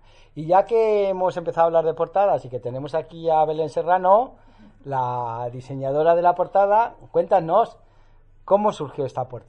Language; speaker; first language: Spanish; native; Spanish